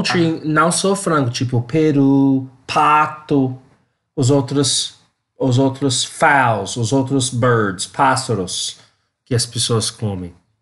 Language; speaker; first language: Portuguese; non-native, learner; English